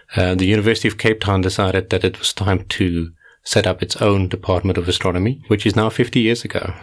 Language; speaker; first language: English; non-native, fluent; Dutch